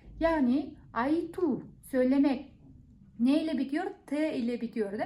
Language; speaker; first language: Turkish; non-native, fluent; Kazakh